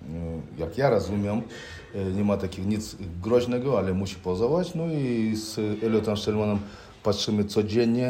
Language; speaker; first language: Polish; non-native, fluent; Ukrainian